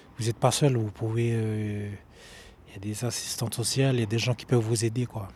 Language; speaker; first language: French; native; French